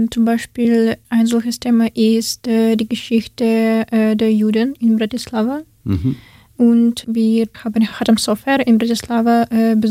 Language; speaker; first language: German; non-native, learner; Ukrainian